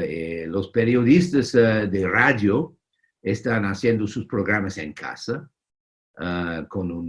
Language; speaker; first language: Spanish; non-native, fluent; English